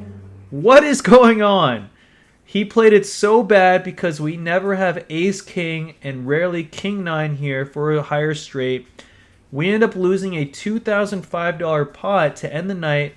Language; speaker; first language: English; native; English